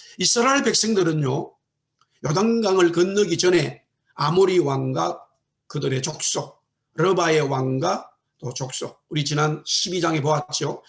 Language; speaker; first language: Korean; native; Korean